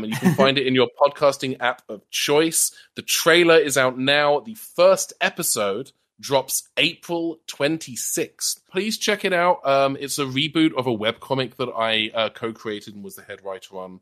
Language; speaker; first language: English; native; English